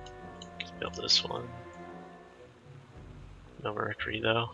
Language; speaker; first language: English; native; English